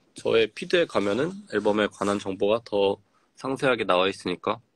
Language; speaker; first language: Korean; native; Korean